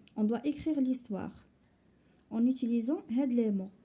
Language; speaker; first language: French; non-native, local second language; Arabic